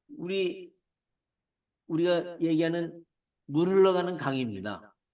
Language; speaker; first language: Korean; native; Korean